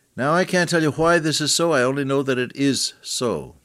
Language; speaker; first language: English; native; English